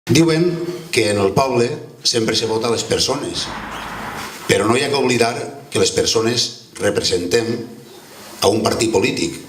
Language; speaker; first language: Catalan; native; Catalan